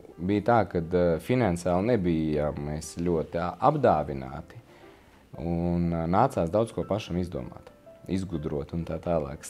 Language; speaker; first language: Latvian; non-native, local second language; Russian